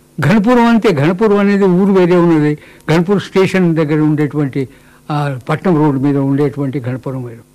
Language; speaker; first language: Telugu; non-native, local second language; Marathi